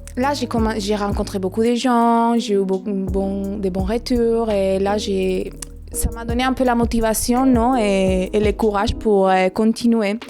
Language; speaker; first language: French; non-native, fluent; Spanish